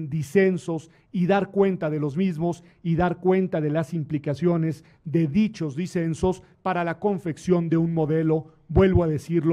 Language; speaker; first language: Spanish; native; Spanish